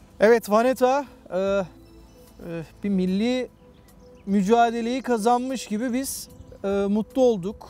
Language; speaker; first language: Turkish; native; Turkish